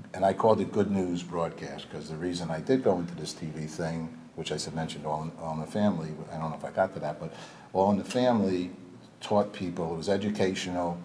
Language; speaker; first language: English; native; English